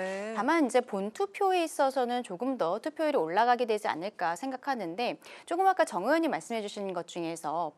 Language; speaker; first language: Korean; native; Korean